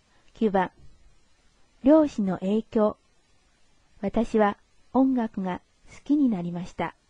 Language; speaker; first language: Japanese; non-native, fluent; Chinese